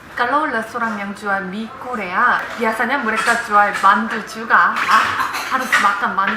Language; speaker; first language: Indonesian; non-native, fluent; Korean